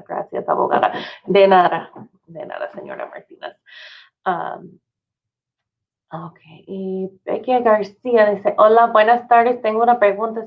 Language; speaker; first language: Spanish; non-native, fluent; English